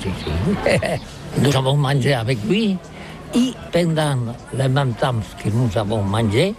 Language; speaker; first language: French; non-native, learner; Catalan